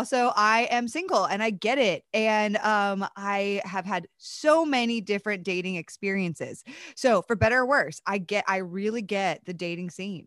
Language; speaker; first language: English; native; English